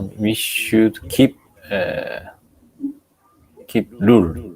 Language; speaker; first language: English; non-native, learner; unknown